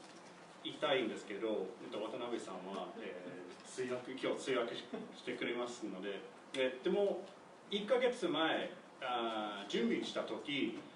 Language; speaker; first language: Japanese; non-native, learner; English